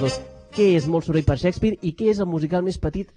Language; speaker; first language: Catalan; native; Catalan